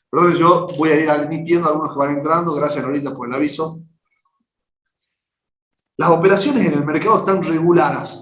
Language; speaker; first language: Spanish; native; Spanish